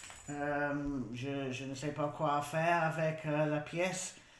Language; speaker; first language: French; non-native, learner; English